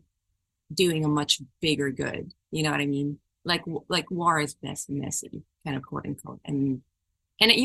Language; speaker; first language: English; non-native, local second language; Filipino